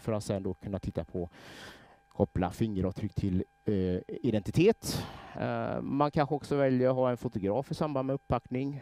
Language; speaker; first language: Swedish; native; Swedish